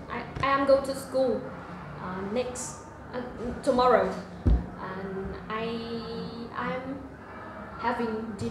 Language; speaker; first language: English; non-native, learner; Vietnamese